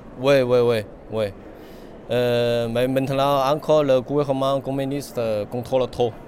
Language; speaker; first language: French; non-native, learner; Chinese